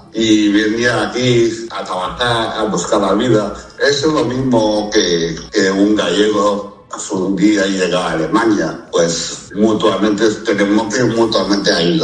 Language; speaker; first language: Spanish; non-native, fluent; Chinese